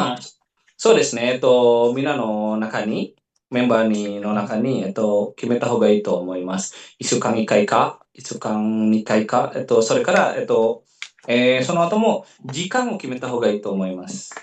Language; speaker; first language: Japanese; non-native, fluent; Indonesian